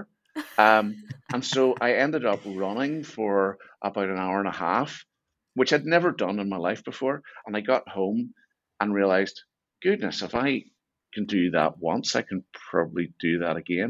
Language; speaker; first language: English; native; English